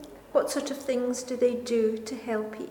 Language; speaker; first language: English; non-native, fluent; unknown